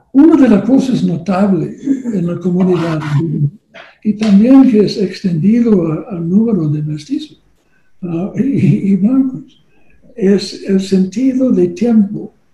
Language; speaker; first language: Spanish; non-native, learner; English